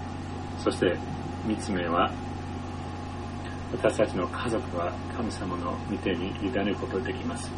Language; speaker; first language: Japanese; non-native, fluent; English